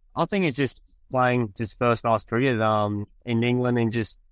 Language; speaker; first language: English; native; English